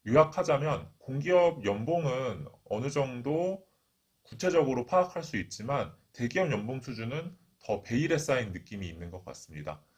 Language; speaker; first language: Korean; native; Korean